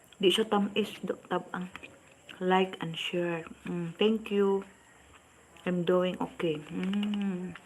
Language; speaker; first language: Filipino; non-native, local second language; Cebuano